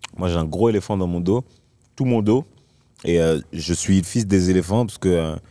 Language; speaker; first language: French; native; French